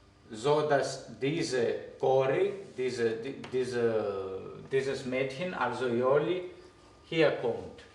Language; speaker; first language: German; non-native, fluent; Greek